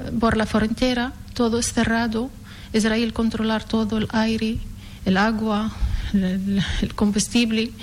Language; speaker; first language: Spanish; non-native, learner; Arabic